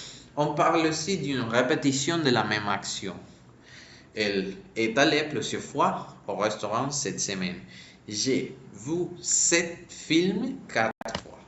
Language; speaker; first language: French; non-native, fluent; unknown